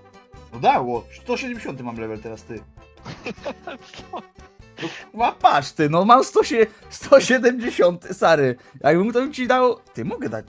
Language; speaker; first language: Polish; native; Polish